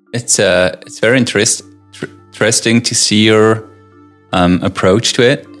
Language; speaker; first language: English; non-native, fluent; German